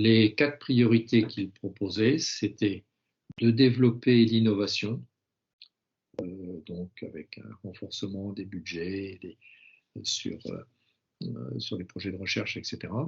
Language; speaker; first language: French; native; French